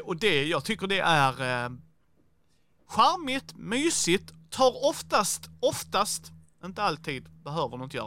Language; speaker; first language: Swedish; native; Swedish